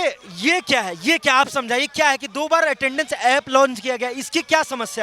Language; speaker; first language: Hindi; native; Hindi